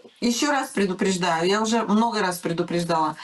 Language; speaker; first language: Russian; native; Russian